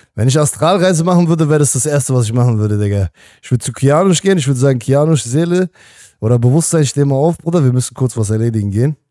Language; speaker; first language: German; native; German